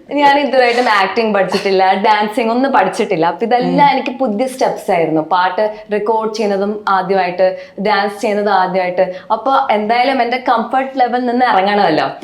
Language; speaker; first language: Malayalam; non-native, local second language; English